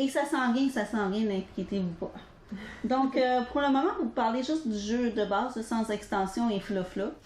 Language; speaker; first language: French; native; French